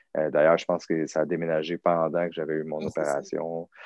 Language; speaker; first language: French; native; French